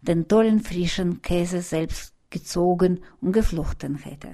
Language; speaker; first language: German; non-native, fluent; Russian